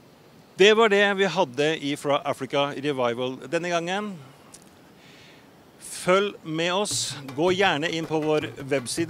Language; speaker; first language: Norwegian; native; Norwegian